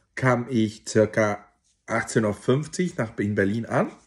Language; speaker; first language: German; non-native, fluent; Spanish